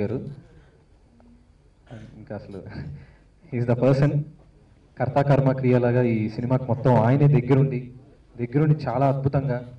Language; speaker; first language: Telugu; native; Telugu